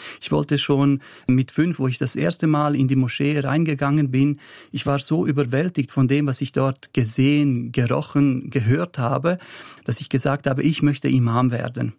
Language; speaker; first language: German; early bilingual, other home language; Bosnian